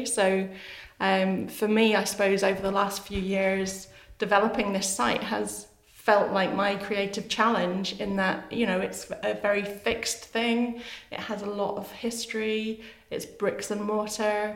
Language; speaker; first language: English; native; English